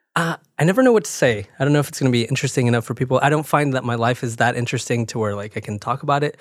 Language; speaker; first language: English; early bilingual, other home language; Spanish